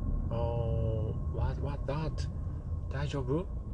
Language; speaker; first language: English; non-native, learner; Japanese